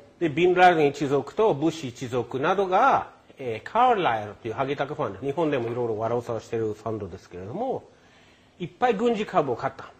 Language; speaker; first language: Japanese; non-native, fluent; English